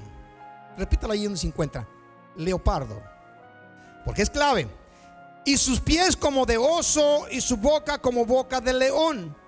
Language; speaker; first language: Spanish; native; Spanish